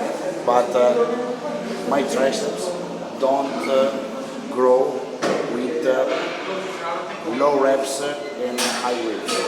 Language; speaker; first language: English; non-native, learner; Italian